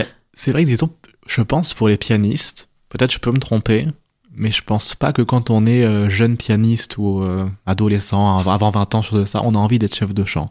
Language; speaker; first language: French; native; French